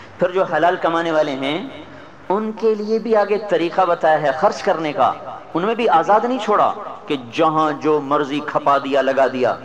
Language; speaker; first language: Urdu; non-native, local second language; Punjabi